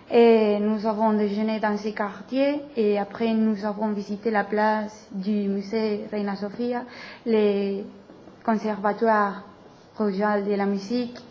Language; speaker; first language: French; non-native, learner; Spanish